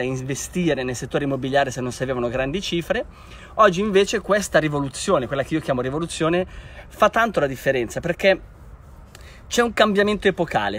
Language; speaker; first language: Italian; native; Italian